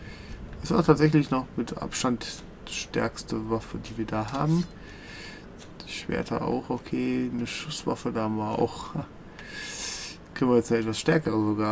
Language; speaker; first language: German; native; German